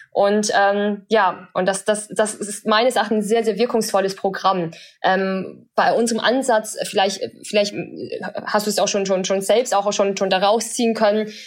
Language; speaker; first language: German; early bilingual, other home language; Chinese